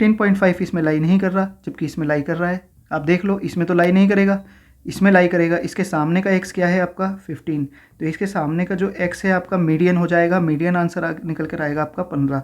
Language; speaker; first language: Hindi; native; Hindi